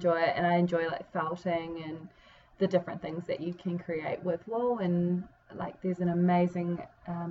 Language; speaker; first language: English; native; English